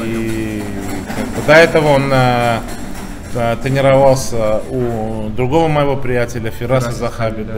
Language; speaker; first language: Russian; native; Russian